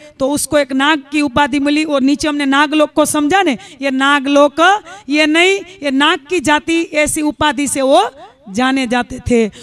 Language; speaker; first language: Hindi; non-native, local second language; Gujarati